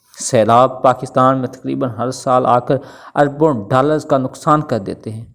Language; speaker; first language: Urdu; non-native, local second language; Pashto